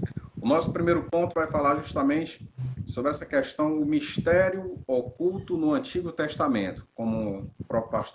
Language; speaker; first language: Portuguese; native; Portuguese